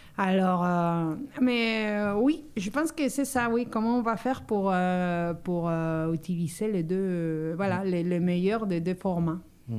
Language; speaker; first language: French; non-native, fluent; Spanish